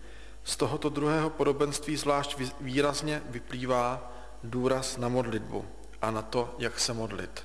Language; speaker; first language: Czech; native; Czech